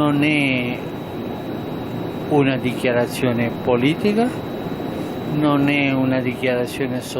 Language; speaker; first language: Italian; non-native, fluent; Spanish